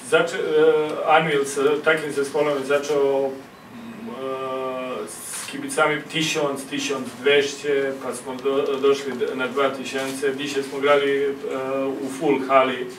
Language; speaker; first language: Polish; non-native, learner; Croatian